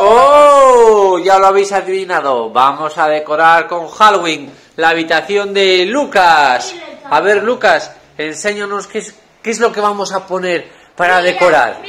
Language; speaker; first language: Spanish; native; Spanish